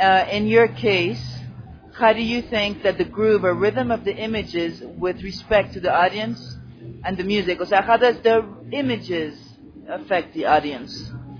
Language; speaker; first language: English; non-native, fluent; Spanish